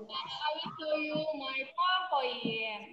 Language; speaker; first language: English; non-native, learner; Indonesian